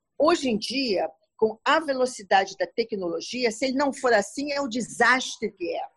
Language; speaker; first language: Portuguese; native; Portuguese